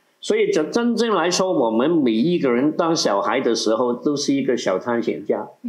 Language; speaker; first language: Chinese; non-native, local second language; Cantonese